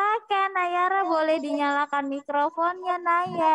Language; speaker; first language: Indonesian; native; Indonesian